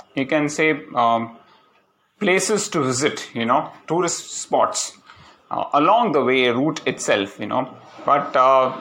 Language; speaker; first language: English; non-native, local second language; Malayalam